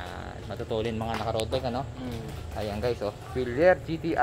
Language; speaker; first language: Filipino; native; Filipino